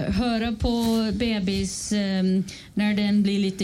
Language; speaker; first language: Swedish; non-native, fluent; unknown